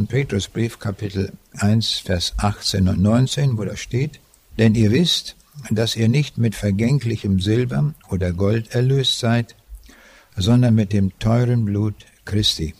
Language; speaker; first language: German; native; German